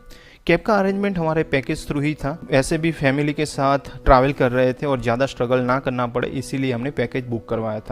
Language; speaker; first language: Hindi; native; Hindi